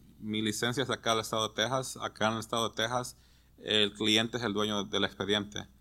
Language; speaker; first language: Spanish; early bilingual, heritage; Spanish